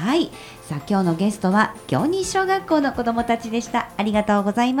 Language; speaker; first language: Japanese; native; Japanese